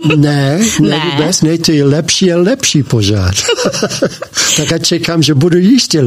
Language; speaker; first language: Slovak; non-native, learner; English